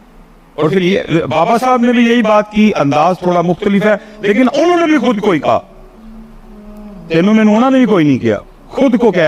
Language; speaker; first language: Hindi; non-native, local second language; Punjabi